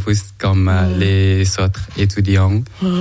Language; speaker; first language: French; non-native, learner; Thai